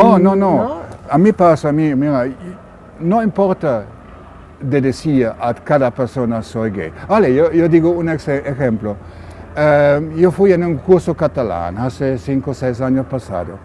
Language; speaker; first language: Spanish; non-native, learner; German